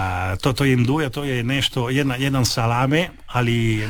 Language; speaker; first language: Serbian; early bilingual, heritage; Italian